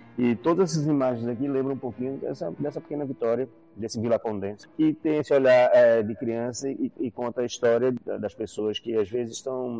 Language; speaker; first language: Portuguese; native; Portuguese